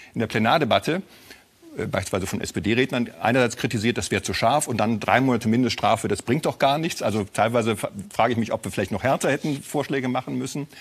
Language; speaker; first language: German; native; German